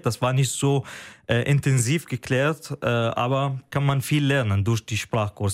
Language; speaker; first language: German; non-native, fluent; Arabic